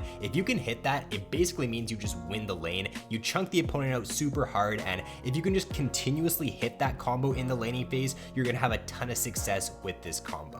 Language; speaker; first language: English; native; English